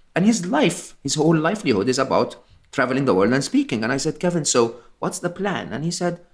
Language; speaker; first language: English; non-native, fluent; Arabic